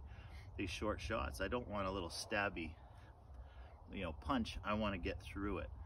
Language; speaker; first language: English; native; English